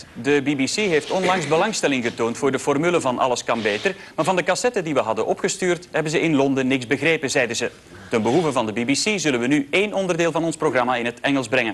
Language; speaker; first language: Dutch; native; Dutch